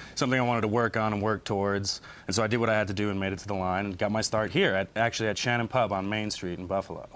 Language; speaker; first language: English; native; English